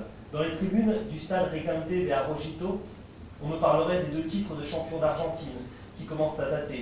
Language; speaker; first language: French; native; French